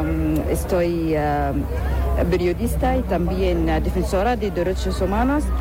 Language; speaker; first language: Spanish; non-native, learner; Arabic